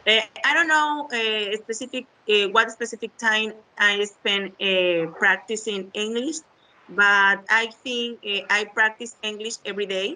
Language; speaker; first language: English; non-native, learner; Spanish